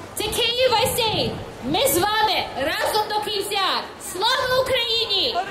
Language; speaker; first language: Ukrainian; early bilingual, heritage; Ukrainian